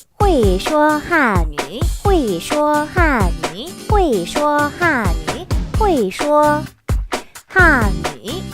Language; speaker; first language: Chinese; non-native, fluent; Korean